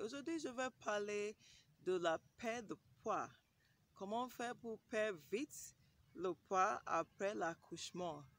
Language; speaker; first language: French; non-native, learner; English